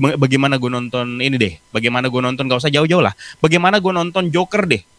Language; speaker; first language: Indonesian; native; Indonesian